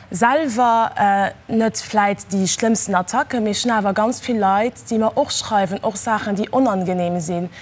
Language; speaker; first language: Luxembourgish; early bilingual, other home language; Kabuverdianu